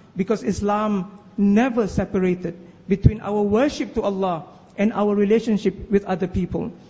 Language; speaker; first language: English; non-native, local second language; Malay